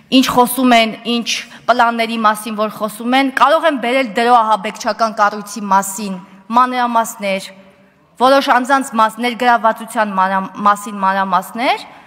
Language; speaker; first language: Armenian; native; Armenian